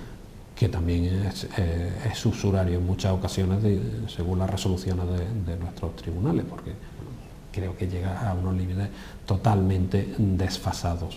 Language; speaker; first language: Spanish; native; Spanish